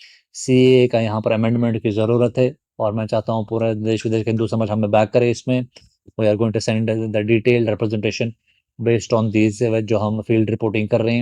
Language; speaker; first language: Hindi; native; Hindi